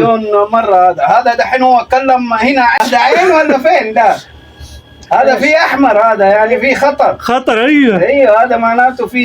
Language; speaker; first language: Arabic; non-native, learner; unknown